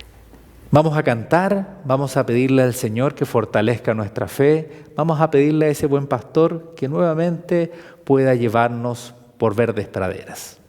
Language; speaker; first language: Spanish; native; Spanish